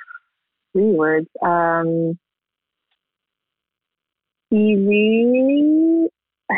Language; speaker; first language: English; non-native, local second language; Filipino